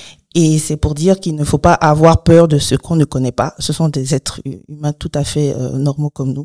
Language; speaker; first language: French; native; French